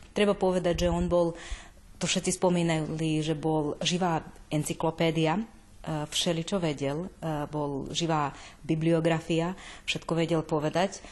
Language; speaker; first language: Slovak; native; Slovak